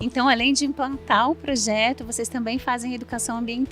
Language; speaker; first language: Portuguese; native; Portuguese